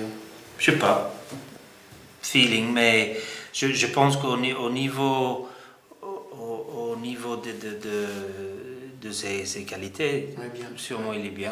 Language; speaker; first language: French; non-native, fluent; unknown